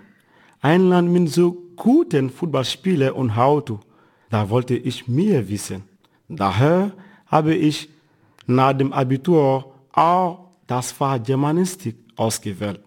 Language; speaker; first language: German; non-native, fluent; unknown